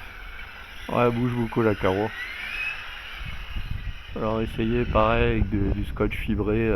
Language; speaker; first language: French; native; French